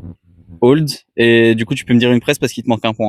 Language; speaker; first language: French; native; French